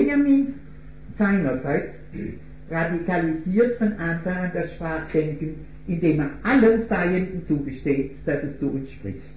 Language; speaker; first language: German; native; German